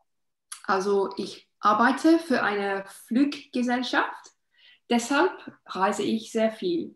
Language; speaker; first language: German; non-native, learner; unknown